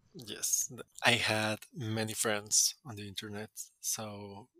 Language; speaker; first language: English; non-native, fluent; Spanish